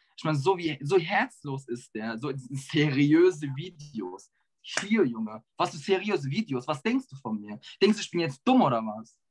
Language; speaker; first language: German; early bilingual, other home language; Turkish